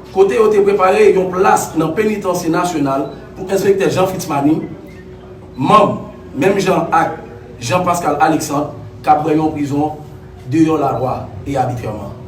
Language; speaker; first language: Haitian Creole; native; Haitian Creole